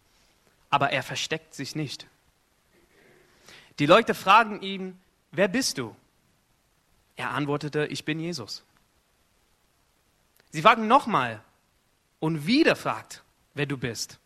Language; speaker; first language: German; non-native, fluent; Arabic